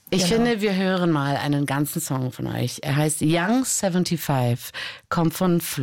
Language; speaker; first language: German; native; German